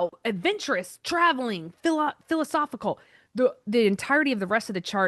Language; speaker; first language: English; native; English